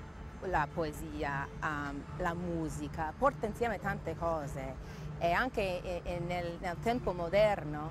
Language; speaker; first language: Italian; non-native, fluent; English